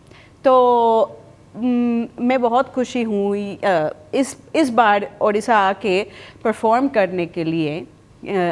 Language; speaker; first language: Hindi; non-native, fluent; Spanish